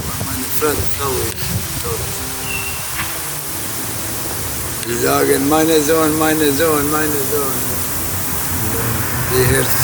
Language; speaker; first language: German; non-native, learner; Bosnian